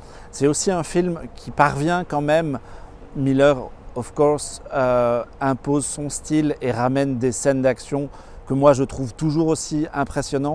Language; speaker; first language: French; native; French